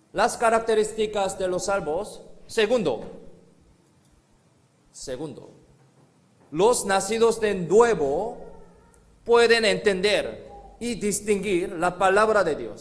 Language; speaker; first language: Spanish; non-native, learner; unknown